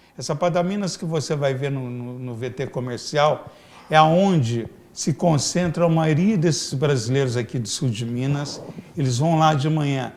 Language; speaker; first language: Portuguese; native; Portuguese